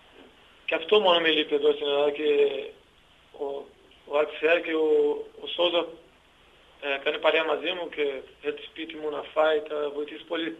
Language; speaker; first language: Greek; non-native, learner; Portuguese